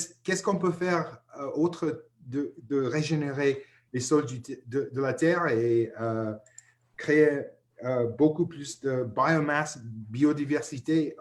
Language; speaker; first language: French; non-native, fluent; English